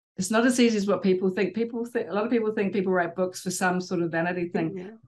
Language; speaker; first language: English; native; English